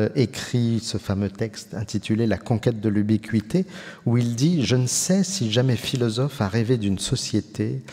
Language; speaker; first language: French; native; French